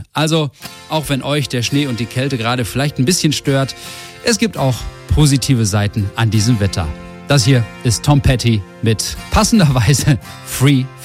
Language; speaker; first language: German; native; German